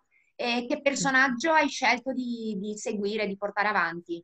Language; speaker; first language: Italian; native; Italian